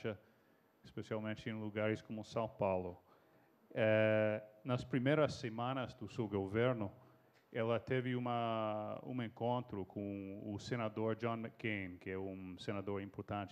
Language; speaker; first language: Portuguese; non-native, fluent; English